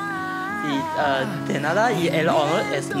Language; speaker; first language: Spanish; non-native, fluent; Chinese